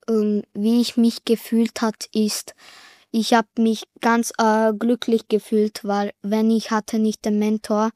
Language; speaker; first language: German; early bilingual, other home language; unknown